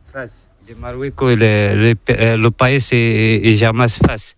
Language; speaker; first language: Spanish; non-native, learner; Arabic